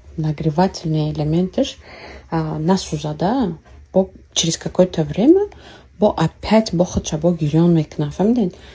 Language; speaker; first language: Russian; non-native, local second language; Tajik